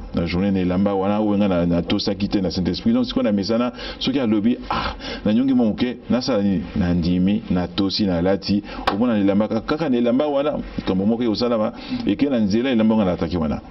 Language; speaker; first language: Lingala; non-native, local second language; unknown